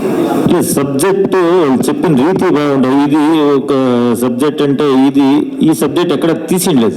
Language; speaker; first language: Telugu; non-native, learner; Kannada